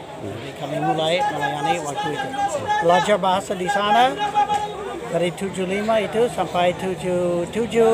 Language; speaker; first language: Indonesian; non-native, fluent; English